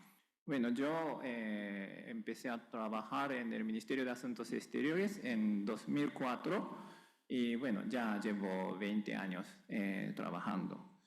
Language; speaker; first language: Spanish; non-native, fluent; Japanese